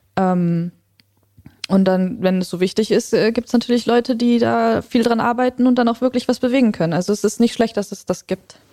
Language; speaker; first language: German; native; German